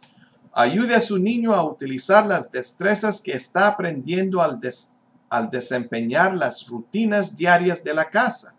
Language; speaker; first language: Spanish; non-native, fluent; English